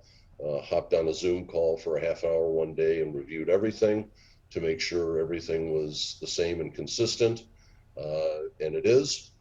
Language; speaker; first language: English; native; English